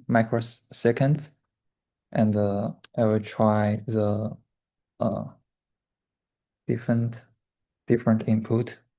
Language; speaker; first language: English; non-native, learner; Chinese